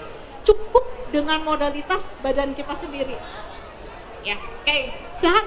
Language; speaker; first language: Indonesian; native; Indonesian